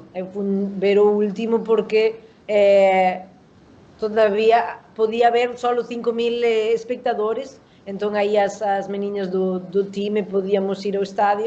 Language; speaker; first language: Portuguese; non-native, learner; Spanish